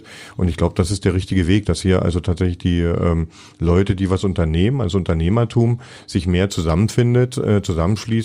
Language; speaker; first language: German; native; German